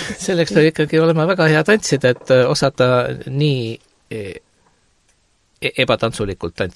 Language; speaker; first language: Estonian; native; Estonian